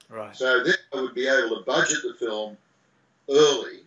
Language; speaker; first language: English; native; English